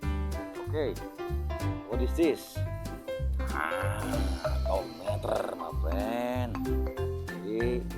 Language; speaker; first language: English; non-native, learner; Indonesian